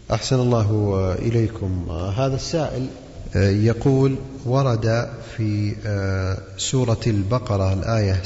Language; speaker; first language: Arabic; native; Arabic